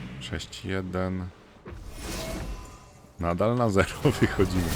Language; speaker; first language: Polish; native; Polish